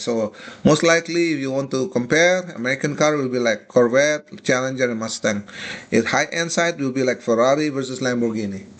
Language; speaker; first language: English; non-native, fluent; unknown